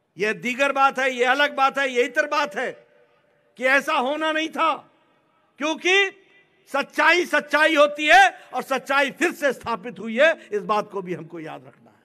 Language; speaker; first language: Hindi; native; Hindi